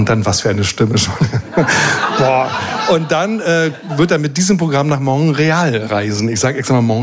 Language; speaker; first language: German; native; German